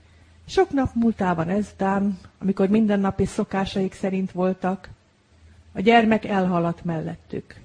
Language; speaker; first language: Hungarian; native; Hungarian